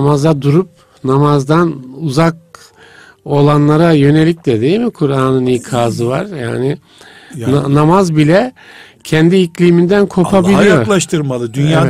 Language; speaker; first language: Turkish; native; Turkish